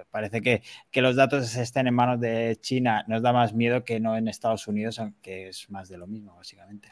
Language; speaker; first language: Spanish; native; Spanish